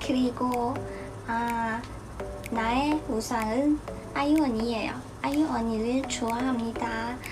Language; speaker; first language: Korean; non-native, learner; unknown